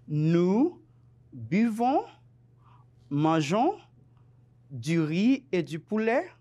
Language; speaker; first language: French; non-native, fluent; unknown